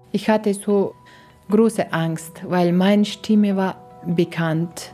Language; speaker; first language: German; non-native, learner; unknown